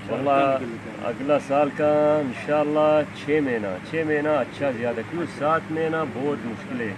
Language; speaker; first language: Hindi; non-native, learner; Arabic